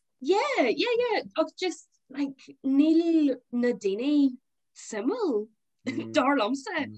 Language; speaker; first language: Irish; non-native, local second language; English